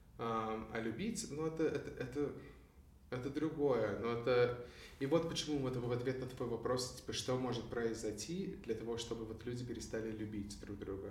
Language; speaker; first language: Russian; non-native, fluent; English